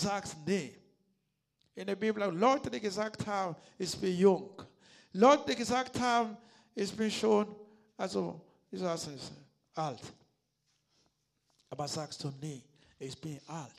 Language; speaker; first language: German; non-native, learner; Lingala